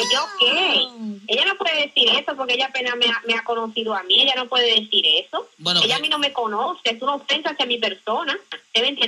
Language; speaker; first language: Spanish; native; Spanish